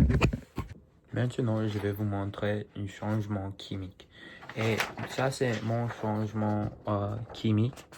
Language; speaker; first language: French; non-native, learner; English